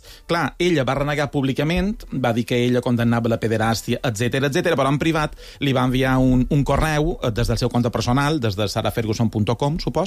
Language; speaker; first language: Catalan; native; Catalan